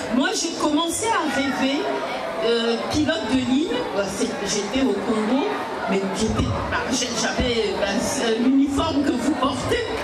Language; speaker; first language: French; early bilingual, other home language; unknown